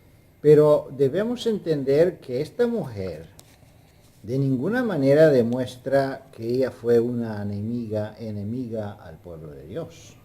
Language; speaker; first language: Spanish; non-native, fluent; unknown